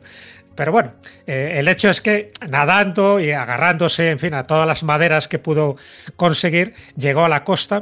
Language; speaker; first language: Spanish; native; Spanish